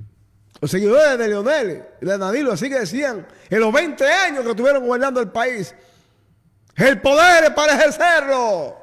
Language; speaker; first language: Spanish; native; Spanish